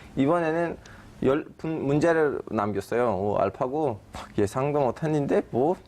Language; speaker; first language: Korean; non-native, fluent; Turkish